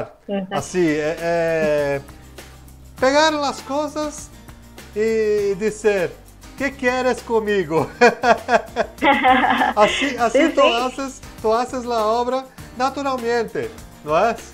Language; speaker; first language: Spanish; non-native, learner; Portuguese